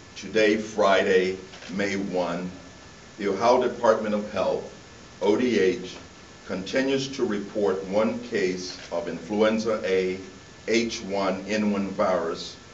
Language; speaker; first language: English; native; English